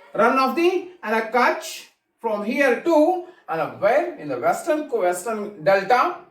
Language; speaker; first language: English; non-native, local second language; Kannada